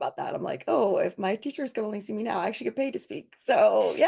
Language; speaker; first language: English; native; English